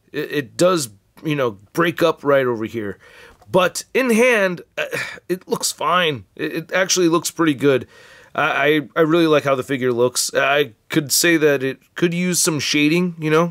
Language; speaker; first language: English; native; English